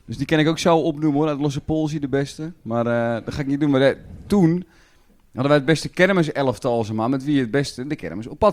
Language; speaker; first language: Dutch; native; Dutch